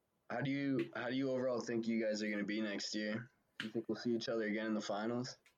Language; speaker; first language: English; native; English